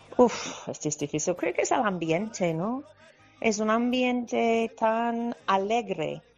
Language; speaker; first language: Spanish; non-native, fluent; English